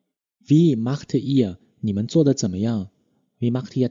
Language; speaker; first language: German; non-native, fluent; Chinese